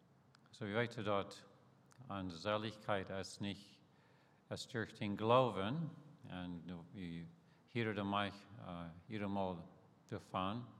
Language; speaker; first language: German; early bilingual, heritage; Plautdietsch